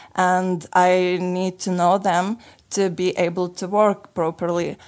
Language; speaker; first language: English; non-native, fluent; Lithuanian